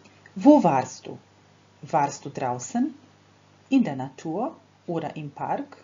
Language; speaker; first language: German; non-native, fluent; Croatian